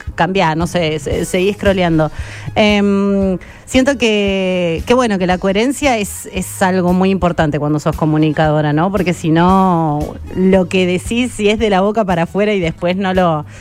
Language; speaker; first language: Spanish; native; Spanish